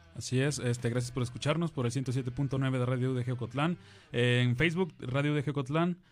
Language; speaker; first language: Spanish; native; Spanish